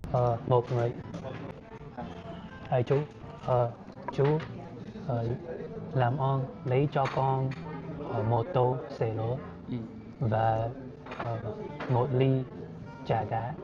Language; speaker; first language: Vietnamese; non-native, learner; English